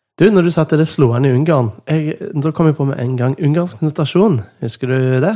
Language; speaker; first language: Norwegian; native; Norwegian